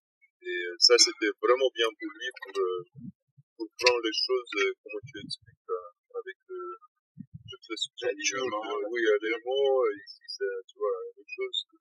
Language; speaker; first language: French; non-native, learner; Russian